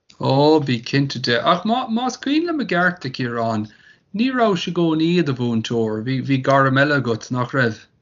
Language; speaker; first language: Irish; native; Irish